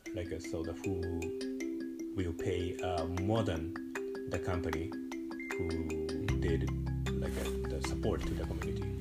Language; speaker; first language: English; non-native, fluent; Japanese